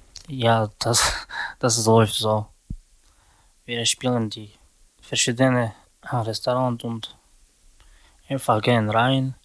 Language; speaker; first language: German; non-native, learner; Romany